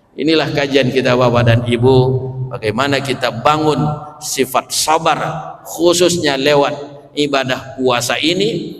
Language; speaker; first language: Malay; non-native, local second language; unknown